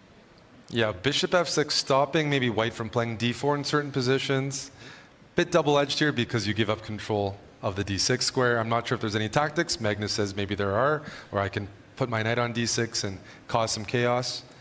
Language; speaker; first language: English; native; English